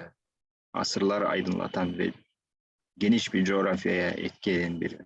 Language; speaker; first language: Turkish; non-native, fluent; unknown